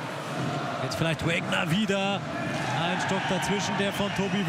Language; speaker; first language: German; native; German